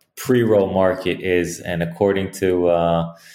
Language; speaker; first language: English; early bilingual, other home language; Hebrew